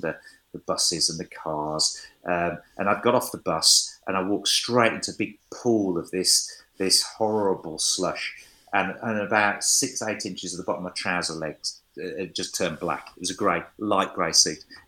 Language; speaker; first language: English; native; English